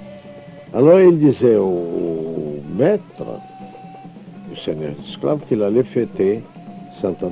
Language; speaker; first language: French; non-native, fluent; Portuguese